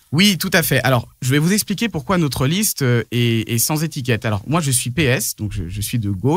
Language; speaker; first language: French; native; French